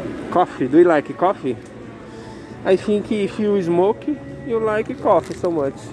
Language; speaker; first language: English; non-native, learner; Portuguese